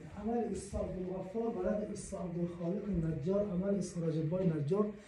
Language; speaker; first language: Persian; native; Persian